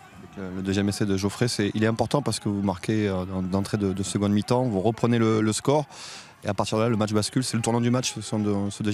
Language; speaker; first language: French; native; French